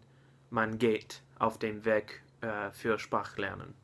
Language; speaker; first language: German; non-native, learner; English